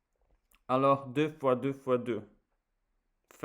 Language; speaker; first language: French; non-native, learner; English